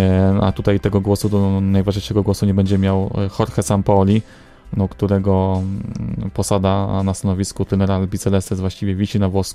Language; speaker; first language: Polish; native; Polish